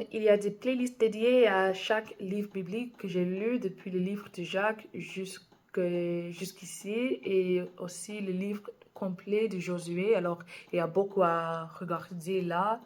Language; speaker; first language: French; non-native, fluent; English